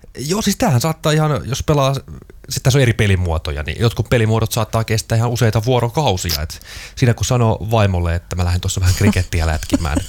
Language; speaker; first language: Finnish; native; Finnish